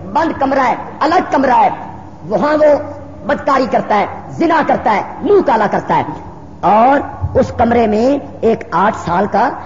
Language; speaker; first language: Urdu; non-native, local second language; Punjabi